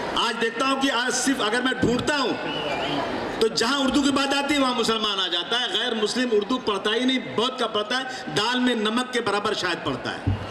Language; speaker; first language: Urdu; native; Urdu